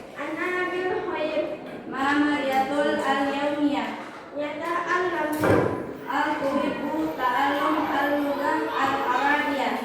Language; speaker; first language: Arabic; non-native, learner; Indonesian